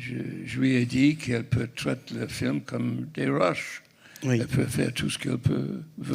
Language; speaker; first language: French; non-native, fluent; English